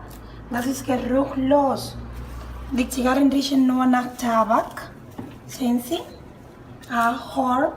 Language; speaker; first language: German; non-native, fluent; Spanish